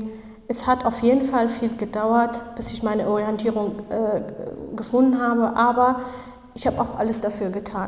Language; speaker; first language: German; non-native, fluent; Kurdish